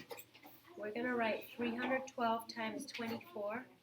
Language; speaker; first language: English; native; English